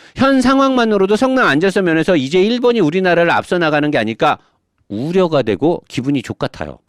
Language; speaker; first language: Korean; native; Korean